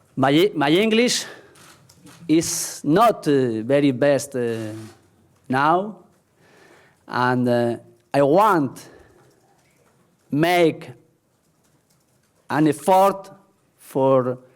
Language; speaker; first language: English; non-native, learner; Spanish